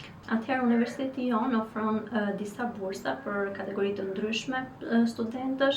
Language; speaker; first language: Albanian; native; Albanian